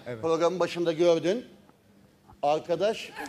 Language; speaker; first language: Turkish; native; Turkish